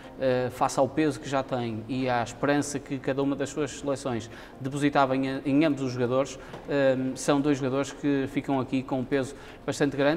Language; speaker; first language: Portuguese; native; Portuguese